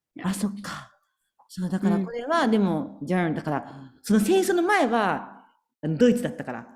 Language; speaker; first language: Japanese; native; Japanese